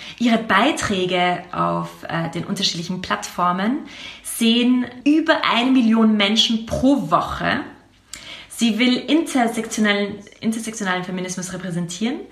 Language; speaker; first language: German; native; German